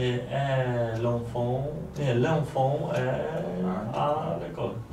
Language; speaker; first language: French; non-native, learner; Polish